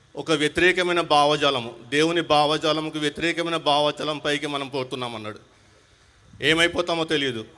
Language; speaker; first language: Telugu; non-native, local second language; Urdu